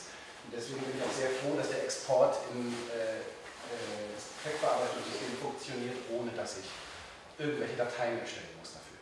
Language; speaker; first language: German; native; German